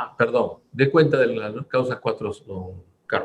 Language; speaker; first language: Spanish; native; Spanish